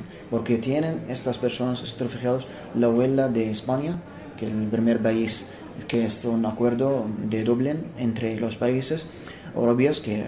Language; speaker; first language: Spanish; non-native, fluent; Arabic